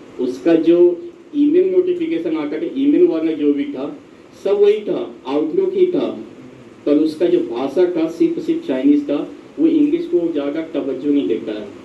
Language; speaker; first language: Hindi; native; Hindi